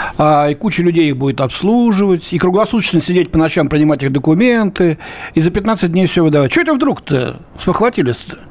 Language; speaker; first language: Russian; native; Russian